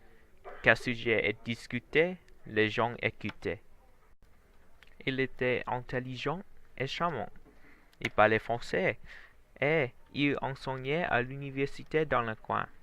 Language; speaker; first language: French; non-native, learner; Vietnamese